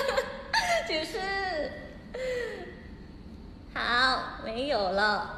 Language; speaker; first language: Chinese; non-native, learner; Thai